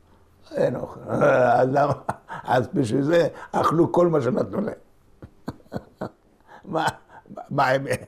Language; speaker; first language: Hebrew; non-native, local second language; Ladino